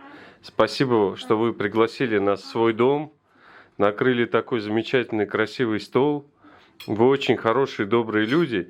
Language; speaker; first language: Russian; native; Russian